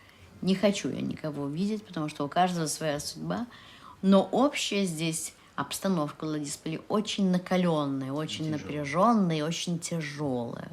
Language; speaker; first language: Russian; native; Russian